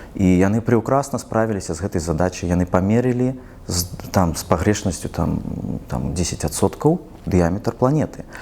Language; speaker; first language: Belarusian; non-native, local second language; Russian